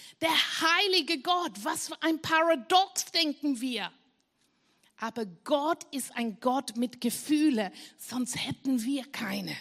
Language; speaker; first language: German; non-native, fluent; English